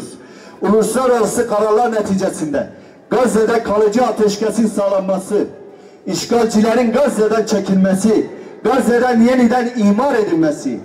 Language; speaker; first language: Turkish; native; Turkish